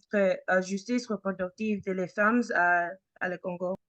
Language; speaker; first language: French; early bilingual, heritage; French